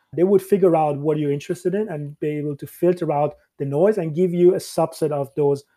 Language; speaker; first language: English; early bilingual, other home language; Persian